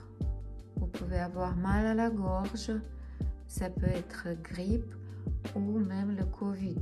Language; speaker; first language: French; non-native, fluent; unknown